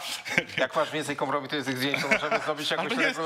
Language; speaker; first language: Polish; native; Polish